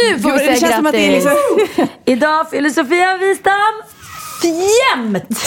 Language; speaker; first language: Swedish; native; Swedish